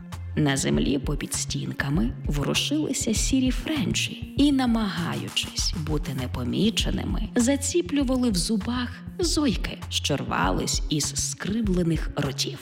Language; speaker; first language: Ukrainian; native; Ukrainian